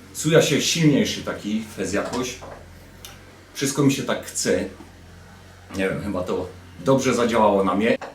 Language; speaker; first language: Polish; native; Polish